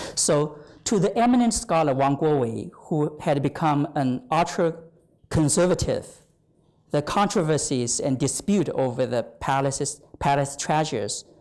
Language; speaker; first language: English; non-native, fluent; Chinese